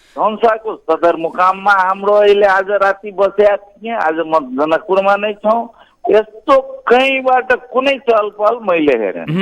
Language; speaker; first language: Nepali; non-native, local second language; Maithili